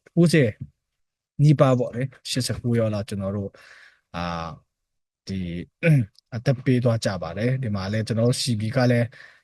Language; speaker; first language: Burmese; non-native, local second language; Hakha Chin